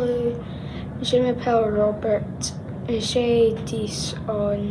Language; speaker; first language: French; non-native, learner; English